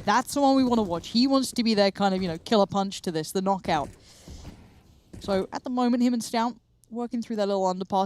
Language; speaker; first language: English; native; English